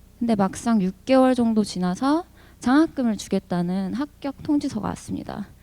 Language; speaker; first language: Korean; early bilingual, heritage; Korean